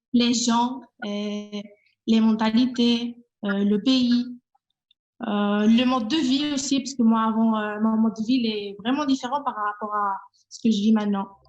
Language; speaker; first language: French; non-native, fluent; Spanish